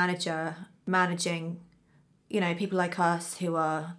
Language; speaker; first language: English; native; English